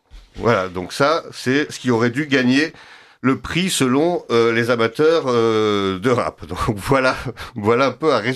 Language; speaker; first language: French; native; French